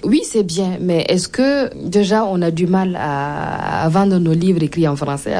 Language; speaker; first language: French; non-native, local second language; Mossi